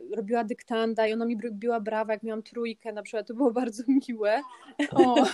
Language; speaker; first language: Polish; early bilingual, other home language; English